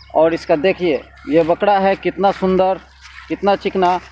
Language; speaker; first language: Hindi; native; Hindi